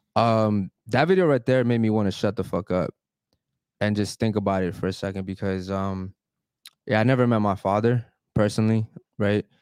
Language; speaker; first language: English; early bilingual, other home language; Spanish